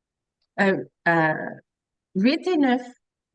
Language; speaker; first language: French; non-native, local second language; English